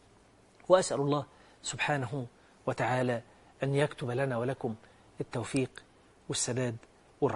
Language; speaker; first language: Arabic; native; Arabic